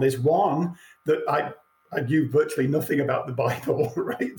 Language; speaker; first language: English; native; English